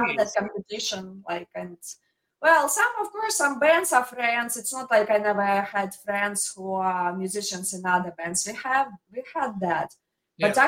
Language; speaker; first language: English; non-native, fluent; Ukrainian